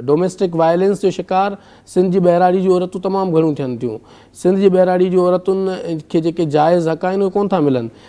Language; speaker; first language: Sindhi; native; Sindhi